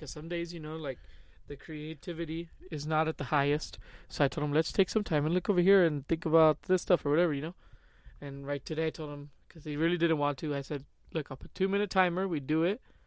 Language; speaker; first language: English; native; English